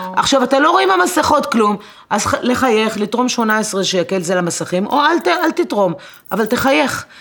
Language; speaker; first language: Hebrew; non-native, fluent; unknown